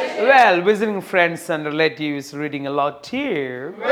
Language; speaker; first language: English; non-native, local second language; Malayalam